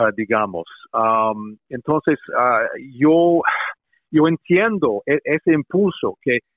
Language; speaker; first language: Spanish; non-native, fluent; English